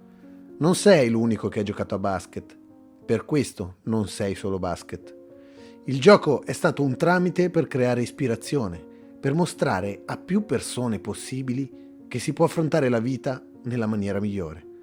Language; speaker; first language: Italian; native; Italian